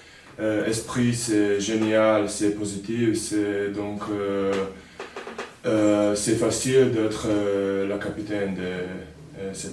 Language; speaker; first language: French; non-native, learner; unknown